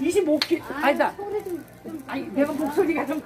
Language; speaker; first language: Korean; non-native, fluent; Filipino